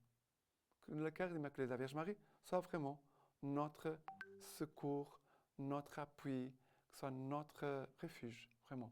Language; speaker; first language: French; non-native, fluent; Portuguese